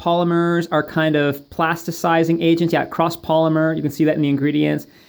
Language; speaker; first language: English; native; English